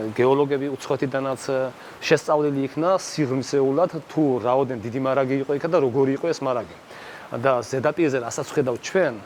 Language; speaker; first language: Georgian; native; Georgian